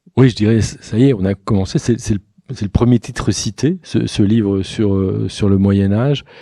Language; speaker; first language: French; native; French